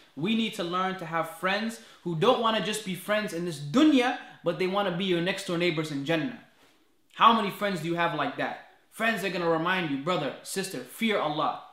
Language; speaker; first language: English; native; English